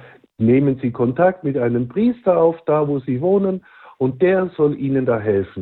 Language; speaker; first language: German; native; German